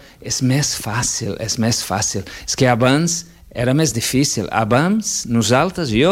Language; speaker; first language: Catalan; non-native, fluent; Portuguese